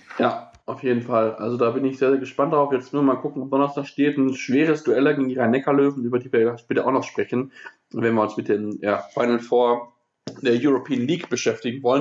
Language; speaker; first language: German; native; German